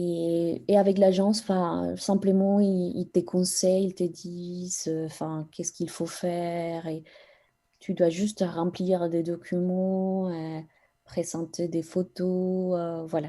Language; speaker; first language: French; non-native, fluent; Spanish